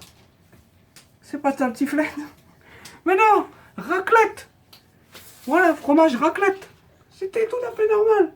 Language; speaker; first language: French; native; French